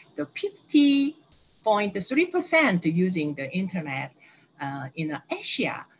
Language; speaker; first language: English; non-native, learner; Korean